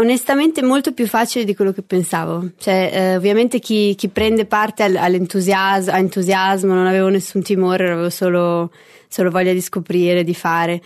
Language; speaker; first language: Italian; native; Italian